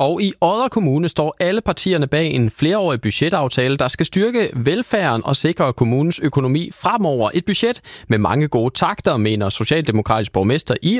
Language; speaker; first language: Danish; native; Danish